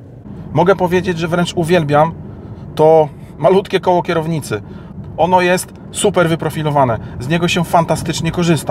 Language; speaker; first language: Polish; native; Polish